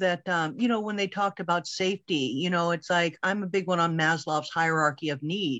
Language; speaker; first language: English; native; English